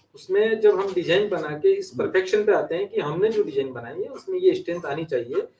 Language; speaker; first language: Hindi; native; Hindi